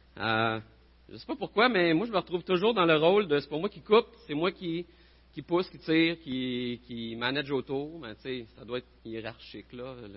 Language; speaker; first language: French; native; French